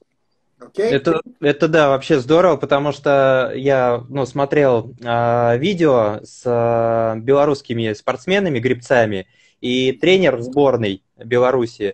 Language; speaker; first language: Russian; native; Russian